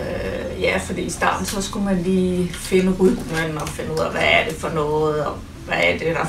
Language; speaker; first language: Danish; native; Danish